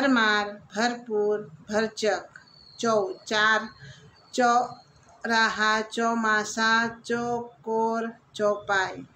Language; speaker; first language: Hindi; non-native, local second language; Gujarati